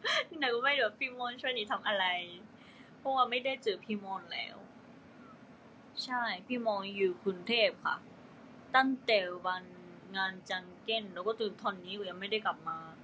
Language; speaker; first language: Thai; non-native, learner; Japanese